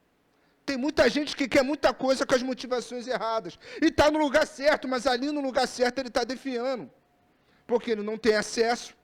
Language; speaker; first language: Portuguese; native; Portuguese